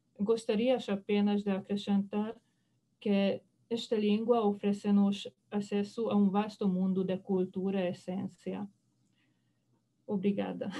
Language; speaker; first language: Portuguese; non-native, fluent; Hungarian